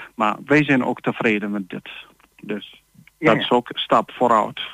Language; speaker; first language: Dutch; non-native, learner; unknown